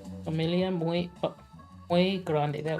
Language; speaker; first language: Spanish; non-native, learner; English